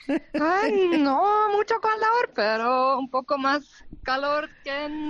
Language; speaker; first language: Spanish; non-native, fluent; German